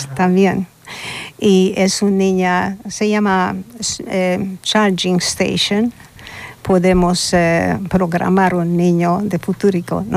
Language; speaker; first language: Spanish; non-native, learner; Hungarian